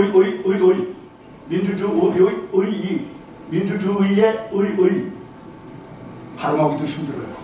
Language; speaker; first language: Korean; native; Korean